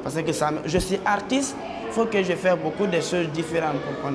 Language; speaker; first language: French; non-native, local second language; Mandingo